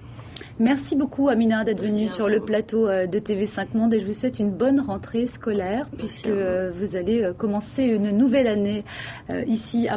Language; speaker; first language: French; native; French